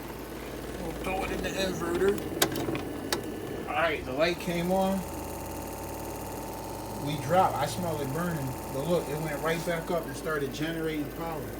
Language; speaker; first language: English; native; English